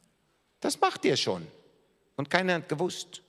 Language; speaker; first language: German; non-native, fluent; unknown